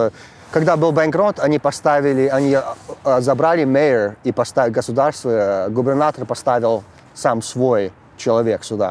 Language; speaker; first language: Russian; early bilingual, heritage; English